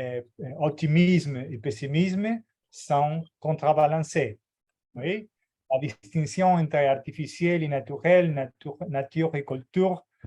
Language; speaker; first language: French; non-native, fluent; Portuguese